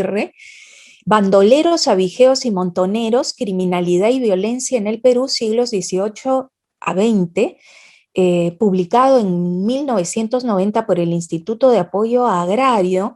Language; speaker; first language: Spanish; native; Spanish